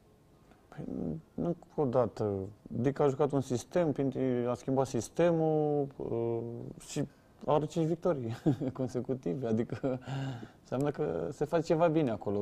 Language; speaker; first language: Romanian; native; Romanian